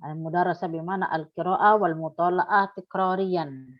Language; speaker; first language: Arabic; non-native, fluent; Indonesian